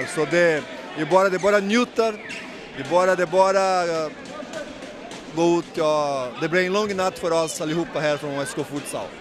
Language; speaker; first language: Swedish; non-native, learner; Portuguese